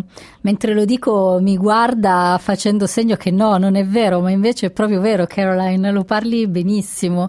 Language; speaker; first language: Italian; native; Italian